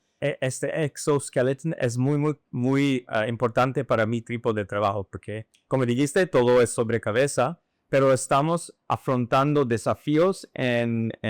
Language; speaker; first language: Spanish; non-native, fluent; English